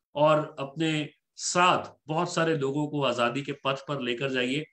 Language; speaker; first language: Hindi; native; Hindi